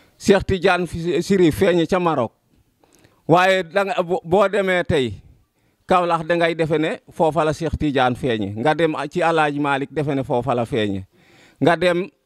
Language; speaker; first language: Wolof; non-native, local second language; Serer